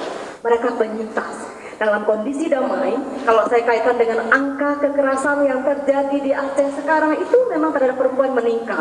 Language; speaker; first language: Indonesian; native; Indonesian